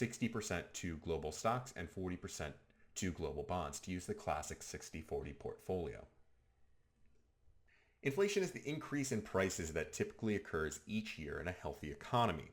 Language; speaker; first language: English; native; English